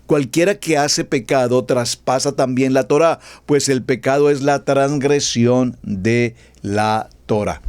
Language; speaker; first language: Spanish; native; Spanish